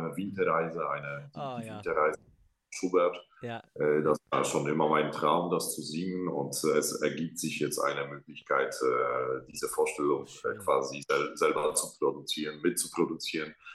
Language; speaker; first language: German; non-native, fluent; Polish